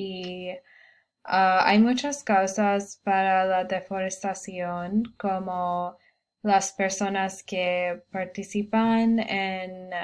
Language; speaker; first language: Spanish; non-native, learner; English